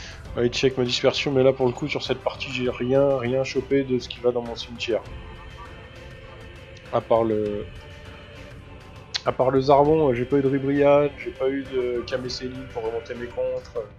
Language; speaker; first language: French; native; French